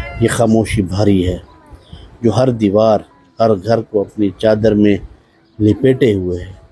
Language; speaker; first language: Urdu; non-native, local second language; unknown